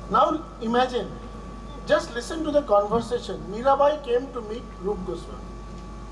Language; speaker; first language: English; non-native, local second language; Bangla